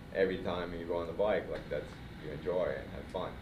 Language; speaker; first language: English; non-native, fluent; Swedish